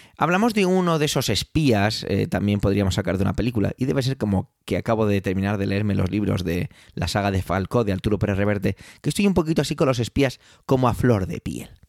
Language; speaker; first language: Spanish; early bilingual, other home language; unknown